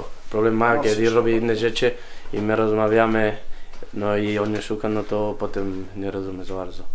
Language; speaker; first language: Polish; non-native, learner; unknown